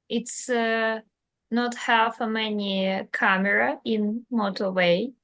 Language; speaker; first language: English; non-native, learner; Russian